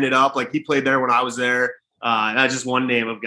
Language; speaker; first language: English; native; English